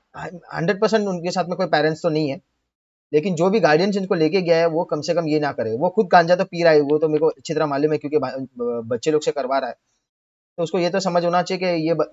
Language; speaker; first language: Hindi; native; Hindi